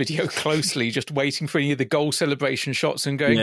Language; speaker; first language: English; native; English